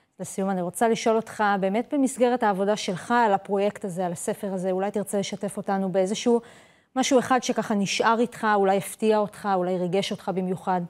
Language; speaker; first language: Hebrew; native; Hebrew